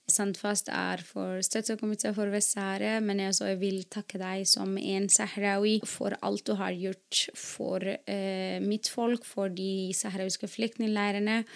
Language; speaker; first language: Norwegian; non-native, fluent; Arabic